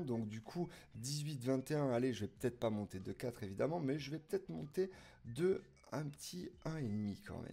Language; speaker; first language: French; native; French